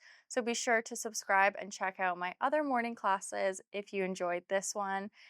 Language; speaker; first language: English; native; English